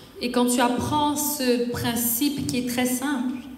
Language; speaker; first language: French; native; French